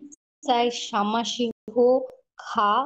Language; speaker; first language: Chinese; non-native, learner; Bangla